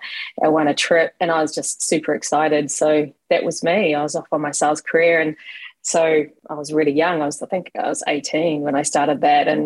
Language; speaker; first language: English; native; English